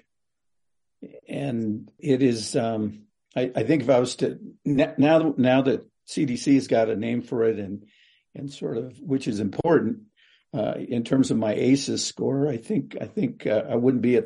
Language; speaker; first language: English; native; English